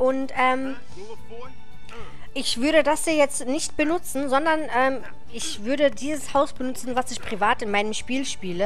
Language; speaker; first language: German; native; German